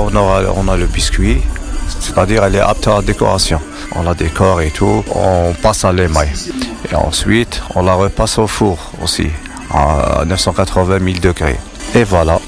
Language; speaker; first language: French; non-native, local second language; Arabic